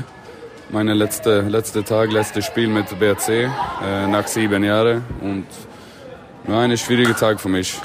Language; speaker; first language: German; non-native, learner; Swedish